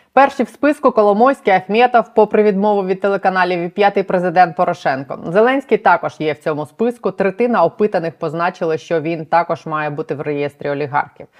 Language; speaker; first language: Ukrainian; native; Ukrainian